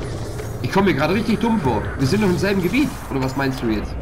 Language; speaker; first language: German; native; German